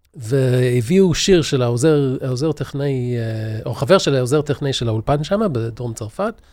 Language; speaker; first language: Hebrew; early bilingual, other home language; English